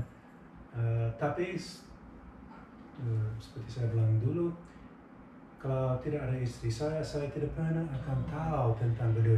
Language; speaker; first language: Indonesian; non-native, fluent; English